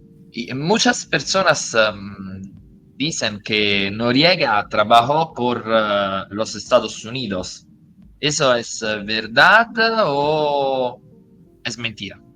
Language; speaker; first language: Spanish; non-native, fluent; Italian